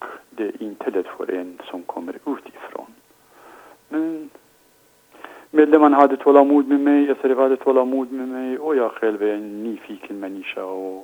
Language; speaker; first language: Swedish; non-native, fluent; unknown